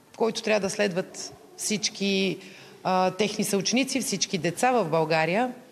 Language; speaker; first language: Bulgarian; native; Bulgarian